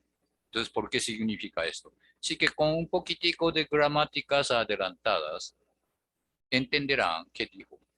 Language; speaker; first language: Spanish; non-native, fluent; Japanese